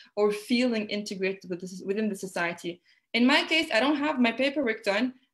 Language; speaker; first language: English; non-native, fluent; Arabic